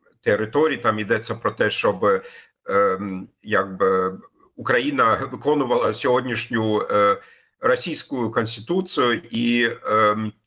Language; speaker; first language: Ukrainian; non-native, fluent; German